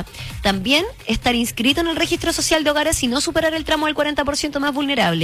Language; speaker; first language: Spanish; native; Spanish